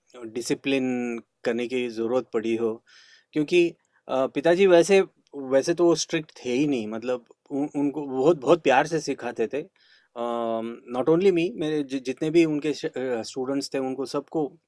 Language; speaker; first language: Hindi; non-native, local second language; Kannada